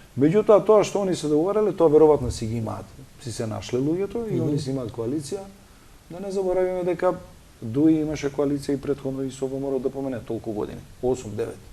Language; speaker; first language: Macedonian; non-native, local second language; Albanian